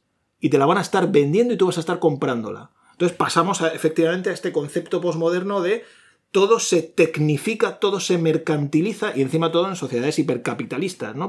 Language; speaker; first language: Spanish; native; Spanish